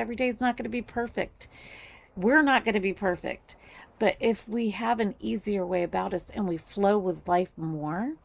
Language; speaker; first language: English; native; English